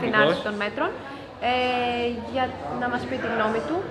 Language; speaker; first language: Greek; native; Greek